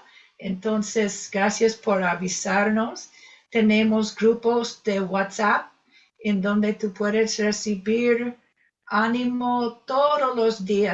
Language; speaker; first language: Spanish; non-native, fluent; English